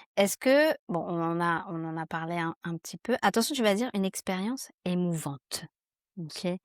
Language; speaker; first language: French; native; French